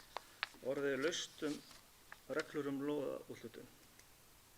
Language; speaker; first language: Icelandic; native; Icelandic